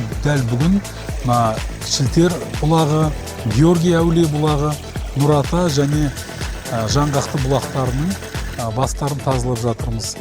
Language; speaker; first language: Kazakh; native; Kazakh